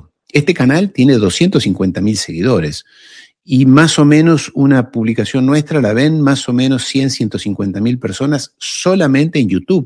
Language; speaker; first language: Spanish; native; Spanish